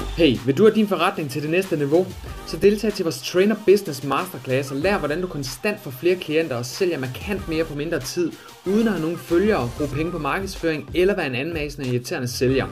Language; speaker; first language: Danish; native; Danish